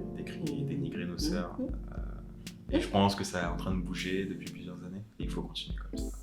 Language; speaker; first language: French; native; French